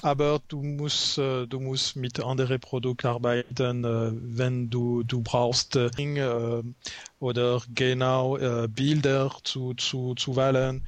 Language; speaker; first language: German; non-native, learner; French